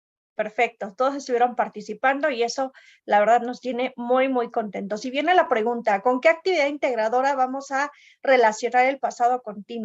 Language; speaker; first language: Spanish; native; Spanish